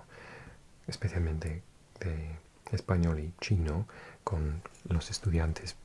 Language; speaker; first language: Spanish; non-native, fluent; English